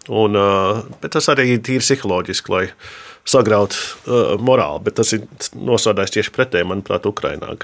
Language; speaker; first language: Latvian; early bilingual, heritage; Latvian